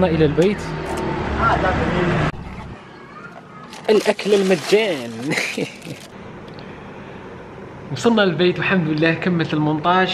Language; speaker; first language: Arabic; native; Arabic